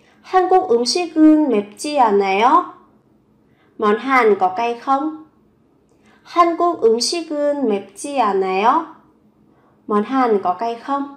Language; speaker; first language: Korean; non-native, fluent; Vietnamese